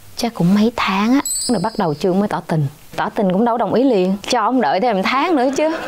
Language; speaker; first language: Vietnamese; native; Vietnamese